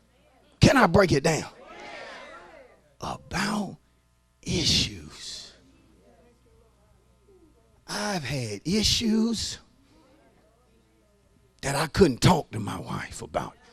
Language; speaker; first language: English; native; English